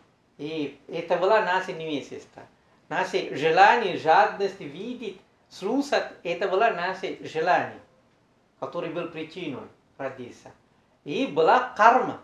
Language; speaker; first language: Russian; non-native, learner; Sinhala